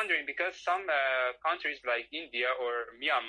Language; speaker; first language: English; non-native, learner; Persian